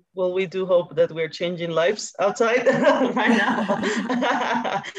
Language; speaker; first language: English; non-native, fluent; Spanish